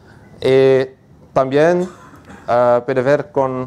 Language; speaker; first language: Spanish; non-native, learner; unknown